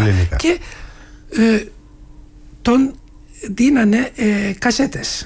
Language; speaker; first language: Greek; non-native, fluent; Turkish